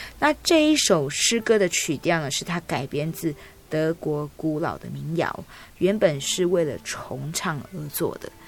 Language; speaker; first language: Chinese; native; Chinese